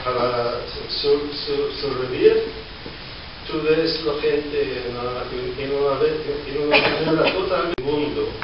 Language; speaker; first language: Spanish; non-native, learner; English